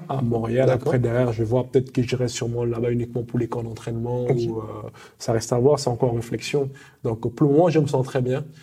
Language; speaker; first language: French; early bilingual, other home language; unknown